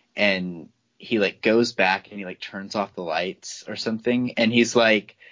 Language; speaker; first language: English; native; English